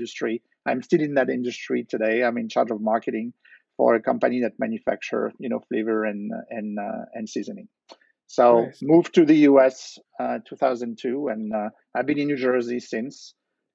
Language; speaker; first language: English; non-native, fluent; French